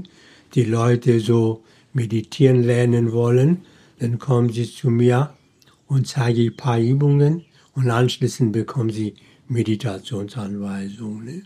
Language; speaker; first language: German; non-native, fluent; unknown